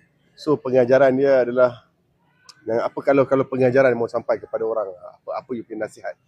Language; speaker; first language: Malay; native; Malay